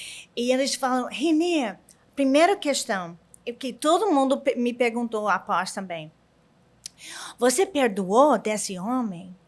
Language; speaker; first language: Portuguese; non-native, learner; English